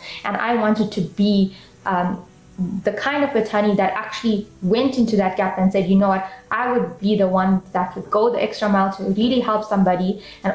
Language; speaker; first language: English; native; English